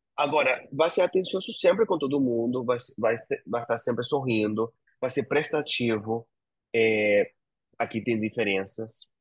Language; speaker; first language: Portuguese; non-native, fluent; Spanish